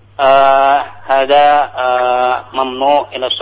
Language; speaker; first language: Arabic; non-native, learner; Indonesian